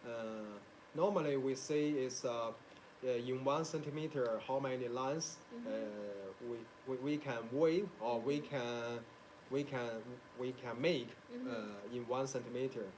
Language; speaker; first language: English; non-native, learner; Chinese